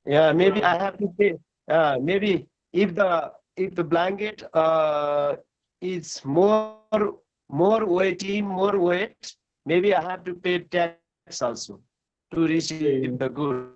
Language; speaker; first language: English; non-native, learner; Nepali